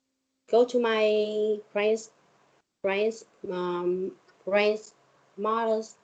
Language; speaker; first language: English; non-native, learner; Vietnamese